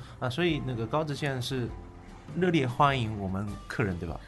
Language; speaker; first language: Chinese; non-native, learner; Japanese